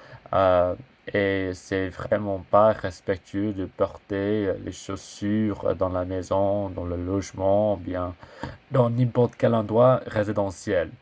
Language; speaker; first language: French; non-native, learner; English